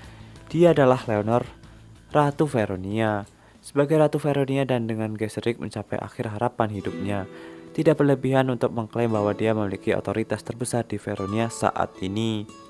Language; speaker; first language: Indonesian; native; Indonesian